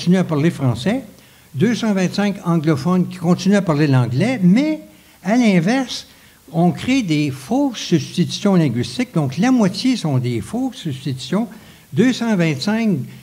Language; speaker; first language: French; native; French